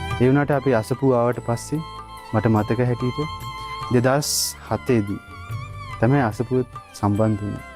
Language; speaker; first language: Sinhala; non-native, fluent; Hindi